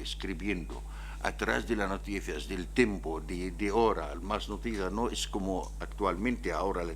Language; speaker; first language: Spanish; non-native, learner; Arabic